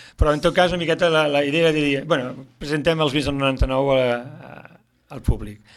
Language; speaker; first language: Catalan; native; Catalan